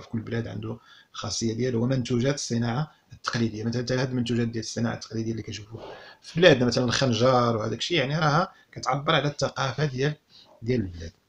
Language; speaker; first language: Arabic; native; Arabic